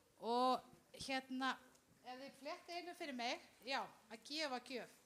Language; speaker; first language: Icelandic; non-native, learner; Spanish